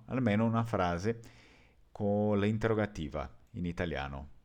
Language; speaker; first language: Italian; non-native, fluent; Portuguese